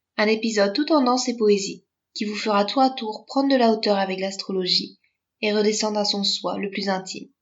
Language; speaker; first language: French; native; French